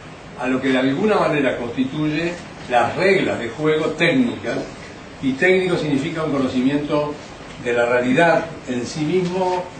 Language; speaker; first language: Spanish; native; Spanish